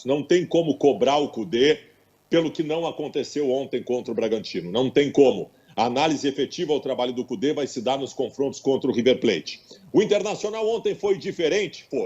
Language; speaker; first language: Portuguese; native; Portuguese